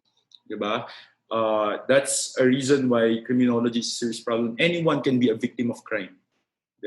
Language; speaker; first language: English; non-native, local second language; Filipino